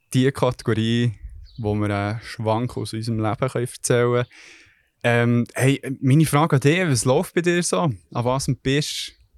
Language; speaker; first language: German; early bilingual, other home language; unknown